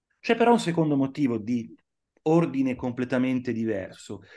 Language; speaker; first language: Italian; native; Italian